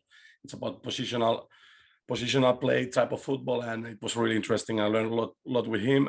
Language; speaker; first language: English; non-native, fluent; Spanish